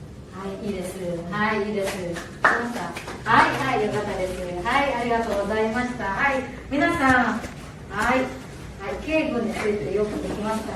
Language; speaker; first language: Japanese; non-native, fluent; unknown